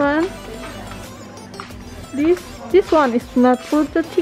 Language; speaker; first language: English; non-native, learner; Filipino